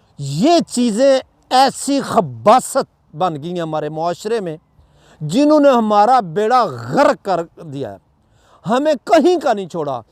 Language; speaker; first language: Urdu; non-native, local second language; Punjabi